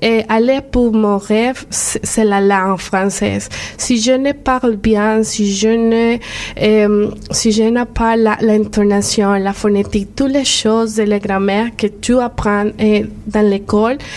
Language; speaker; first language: French; non-native, learner; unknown